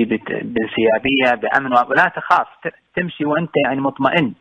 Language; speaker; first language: Arabic; native; Arabic